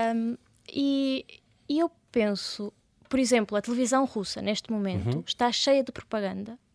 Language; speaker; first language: Portuguese; early bilingual, other home language; Russian